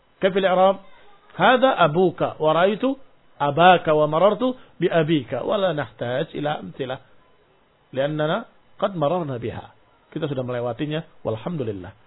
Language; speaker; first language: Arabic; non-native, fluent; Indonesian